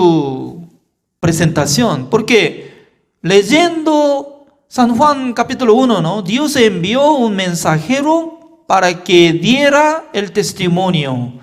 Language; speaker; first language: Spanish; non-native, fluent; Korean